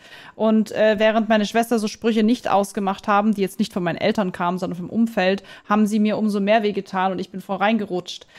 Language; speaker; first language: German; native; German